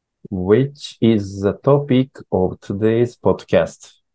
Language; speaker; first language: English; non-native, learner; Japanese